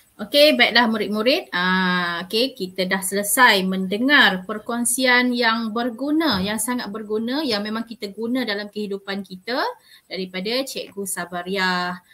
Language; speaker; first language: Malay; native; Malay